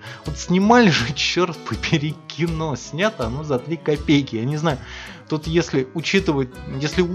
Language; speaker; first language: Russian; native; Russian